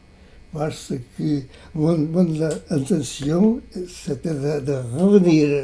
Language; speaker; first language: French; non-native, fluent; Portuguese